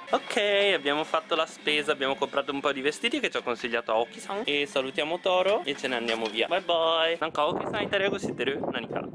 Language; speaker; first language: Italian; native; Italian